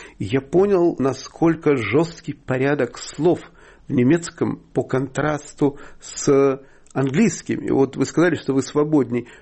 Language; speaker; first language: Russian; native; Russian